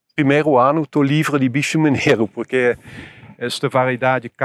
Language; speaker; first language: Portuguese; non-native, fluent; Dutch